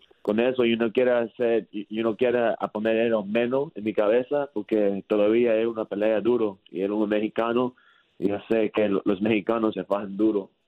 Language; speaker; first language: Spanish; early bilingual, heritage; English